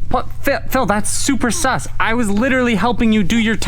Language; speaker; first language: English; native; English